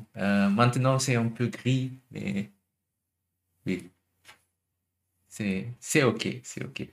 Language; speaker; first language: French; non-native, learner; German